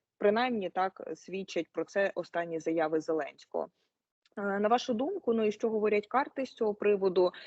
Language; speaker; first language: Ukrainian; native; Ukrainian